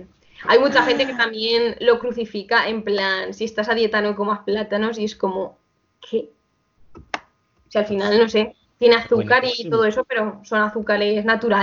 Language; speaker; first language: Spanish; native; Spanish